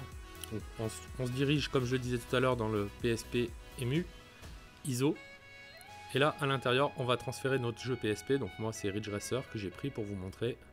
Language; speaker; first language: French; native; French